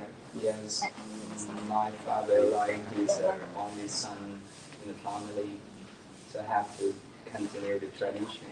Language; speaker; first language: English; non-native, learner; Vietnamese